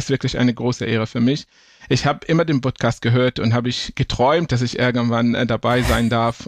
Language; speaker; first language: German; non-native, fluent; Arabic